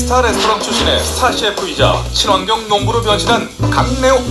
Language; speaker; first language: Korean; native; Korean